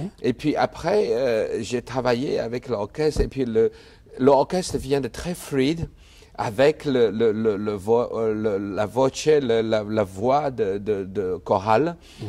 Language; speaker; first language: French; non-native, fluent; Chinese